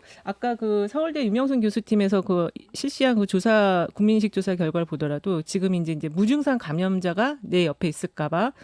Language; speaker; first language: Korean; native; Korean